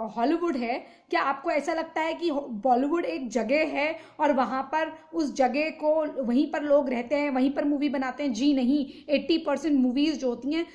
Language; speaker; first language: Hindi; native; Hindi